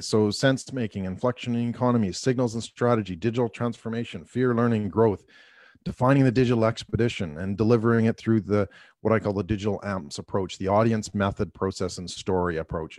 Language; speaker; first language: English; native; English